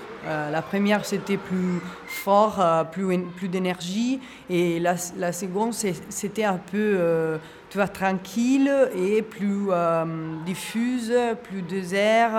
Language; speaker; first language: French; non-native, fluent; Italian